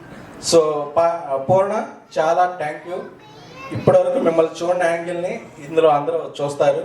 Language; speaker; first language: Telugu; native; Telugu